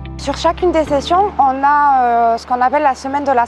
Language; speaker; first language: French; native; French